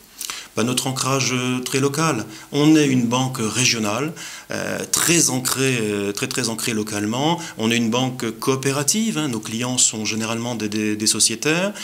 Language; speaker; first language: French; native; French